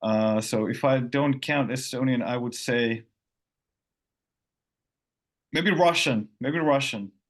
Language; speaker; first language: English; non-native, fluent; Finnish